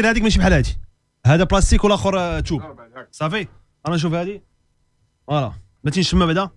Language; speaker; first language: Arabic; native; Arabic